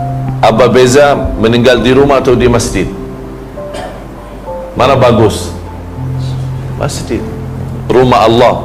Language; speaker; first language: Indonesian; non-native, fluent; Arabic